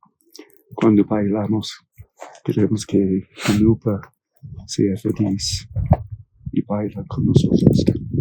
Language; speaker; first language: Spanish; non-native, learner; Portuguese